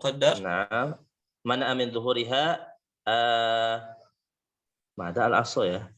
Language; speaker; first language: Arabic; non-native, learner; Indonesian